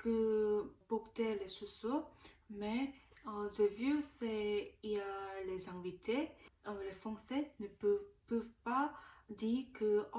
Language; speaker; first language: French; non-native, learner; Korean